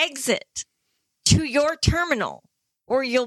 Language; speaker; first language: English; native; English